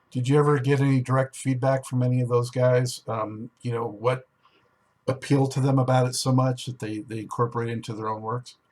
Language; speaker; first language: English; native; English